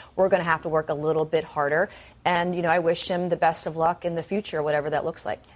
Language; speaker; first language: English; native; English